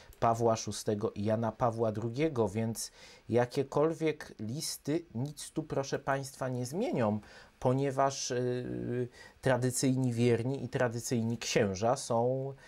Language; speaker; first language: Polish; native; Polish